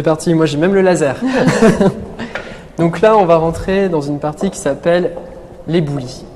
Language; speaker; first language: French; native; French